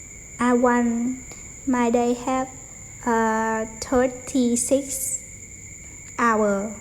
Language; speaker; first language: English; non-native, learner; Vietnamese